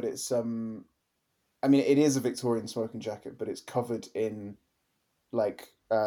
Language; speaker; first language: English; native; English